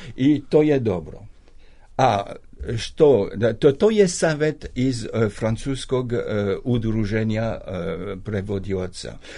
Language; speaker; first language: Serbian; non-native, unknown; French